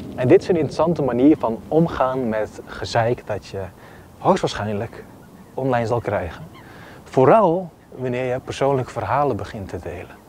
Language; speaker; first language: Dutch; early bilingual, other home language; Bosnian